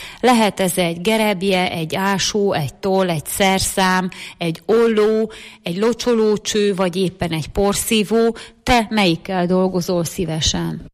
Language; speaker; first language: Hungarian; native; Hungarian